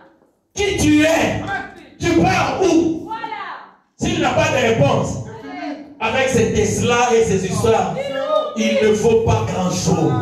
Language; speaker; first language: French; non-native, local second language; Lingala